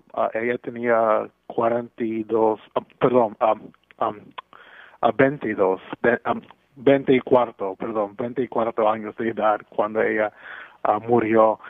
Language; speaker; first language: Spanish; non-native, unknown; English